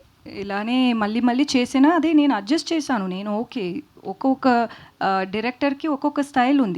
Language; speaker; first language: Telugu; non-native, learner; Tamil